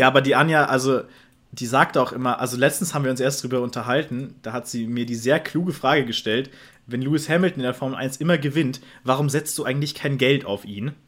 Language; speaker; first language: German; native; German